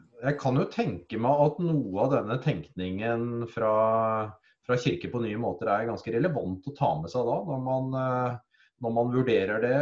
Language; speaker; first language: Norwegian; native; Norwegian